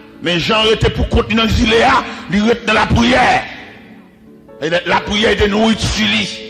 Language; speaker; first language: French; non-native, local second language; Haitian Creole